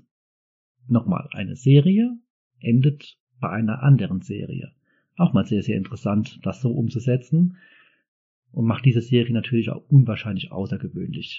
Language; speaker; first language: German; native; German